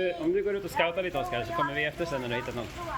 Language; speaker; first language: Swedish; native; Swedish